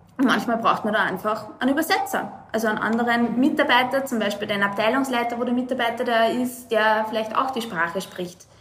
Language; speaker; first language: German; native; German